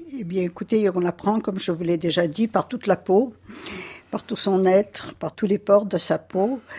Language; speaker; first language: French; early bilingual, other home language; Yiddish